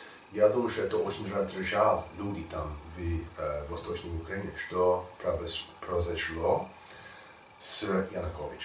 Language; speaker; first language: Russian; non-native, learner; English